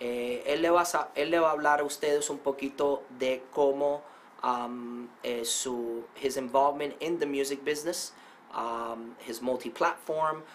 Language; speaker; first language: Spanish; early bilingual, heritage; Spanish